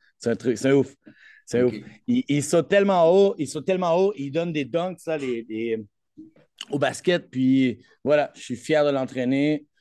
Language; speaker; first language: French; non-native, fluent; Spanish